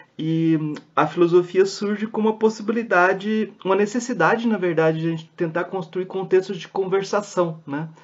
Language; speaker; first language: Portuguese; native; Portuguese